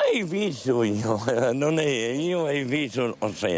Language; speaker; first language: Italian; non-native, learner; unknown